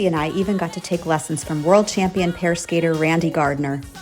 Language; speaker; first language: English; native; English